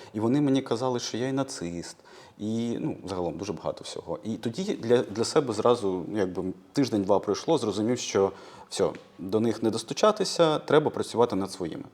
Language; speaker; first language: Ukrainian; non-native, local second language; Russian